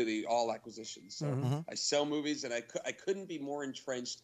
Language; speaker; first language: English; native; English